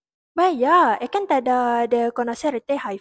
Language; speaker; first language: Spanish; non-native, learner; Malay